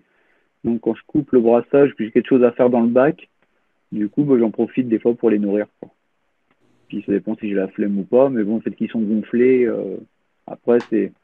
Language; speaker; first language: French; native; French